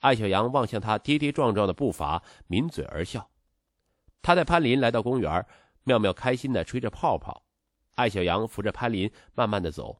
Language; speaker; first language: Chinese; native; Chinese